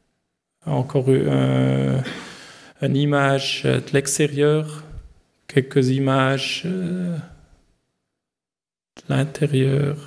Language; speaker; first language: French; non-native, learner; German